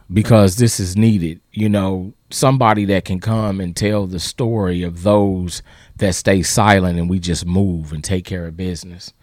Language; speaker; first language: English; native; English